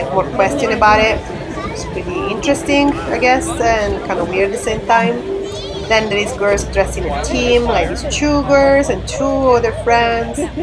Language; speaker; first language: English; non-native, fluent; Italian